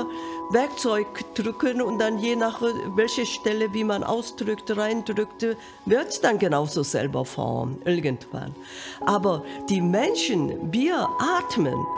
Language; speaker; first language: German; non-native, fluent; Korean